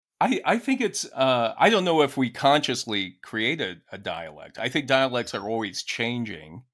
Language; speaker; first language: English; native; English